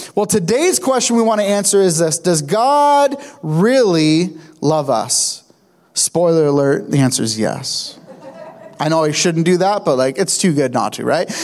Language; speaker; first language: English; native; English